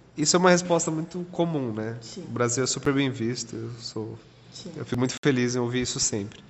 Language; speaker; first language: Portuguese; native; Portuguese